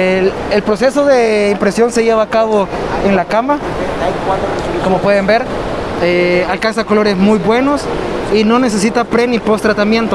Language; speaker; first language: Spanish; native; Spanish